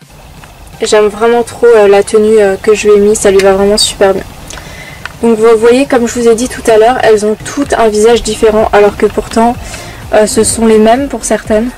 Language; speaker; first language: French; native; French